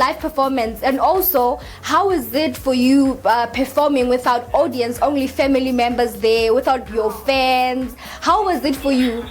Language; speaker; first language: English; non-native, local second language; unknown